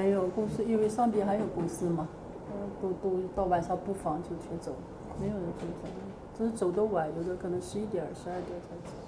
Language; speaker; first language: Chinese; native; Chinese